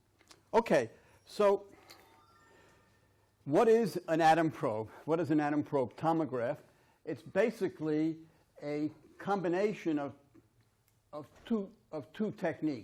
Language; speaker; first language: English; native; English